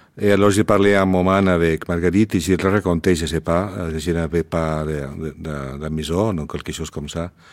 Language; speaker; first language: French; non-native, learner; Spanish